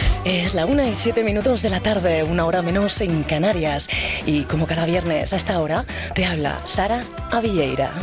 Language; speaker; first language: Spanish; native; Spanish